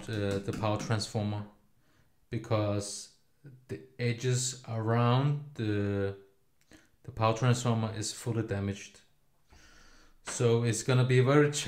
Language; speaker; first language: English; non-native, fluent; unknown